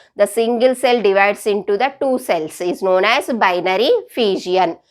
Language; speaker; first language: English; non-native, local second language; Telugu